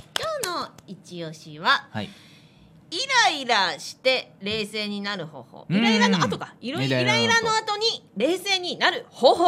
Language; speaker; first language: Japanese; native; Japanese